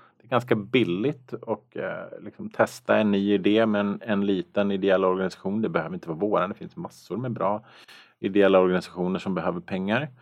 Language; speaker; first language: Swedish; native; Swedish